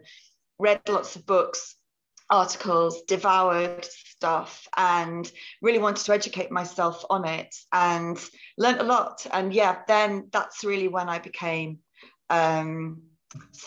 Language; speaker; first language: English; native; English